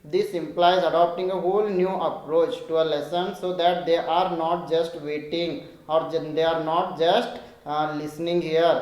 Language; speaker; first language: English; non-native, local second language; Kannada